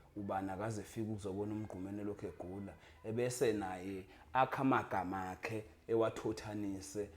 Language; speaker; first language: Zulu; native; Zulu